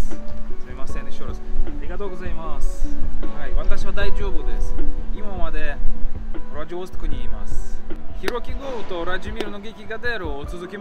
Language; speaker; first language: Japanese; non-native, learner; Russian